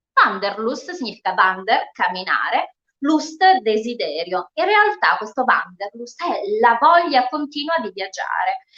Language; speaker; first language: Italian; native; Italian